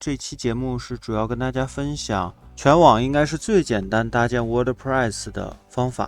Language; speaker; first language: Chinese; native; Chinese